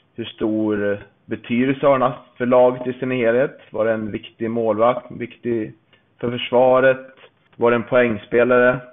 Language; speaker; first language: Swedish; native; Swedish